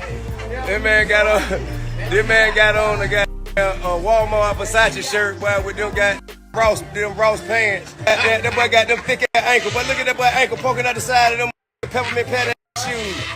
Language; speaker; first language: English; native; English